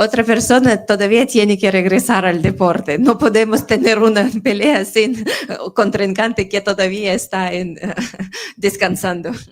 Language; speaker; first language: Spanish; non-native, fluent; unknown